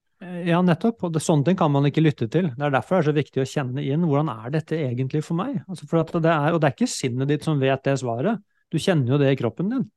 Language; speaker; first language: Norwegian; native; Norwegian